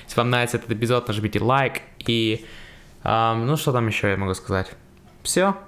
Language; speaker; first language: Russian; early bilingual, heritage; Russian